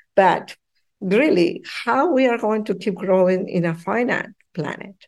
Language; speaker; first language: English; non-native, fluent; Spanish